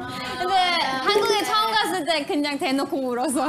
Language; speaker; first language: Korean; non-native, fluent; Thai